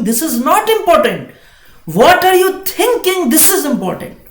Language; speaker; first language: English; non-native, local second language; Hindi